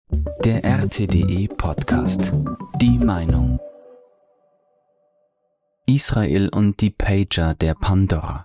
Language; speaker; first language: German; native; German